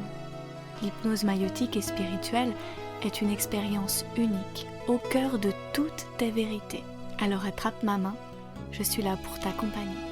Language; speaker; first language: French; native; French